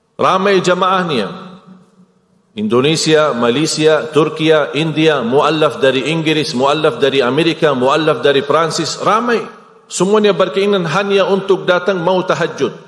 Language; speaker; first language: Malay; non-native, fluent; Arabic